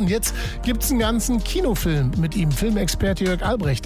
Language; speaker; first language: German; native; German